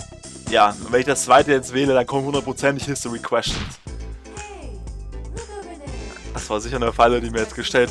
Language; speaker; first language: German; native; German